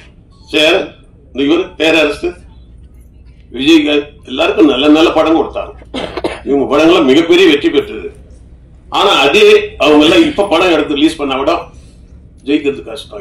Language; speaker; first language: Tamil; native; Tamil